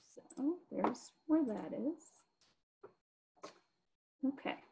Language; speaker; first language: English; native; English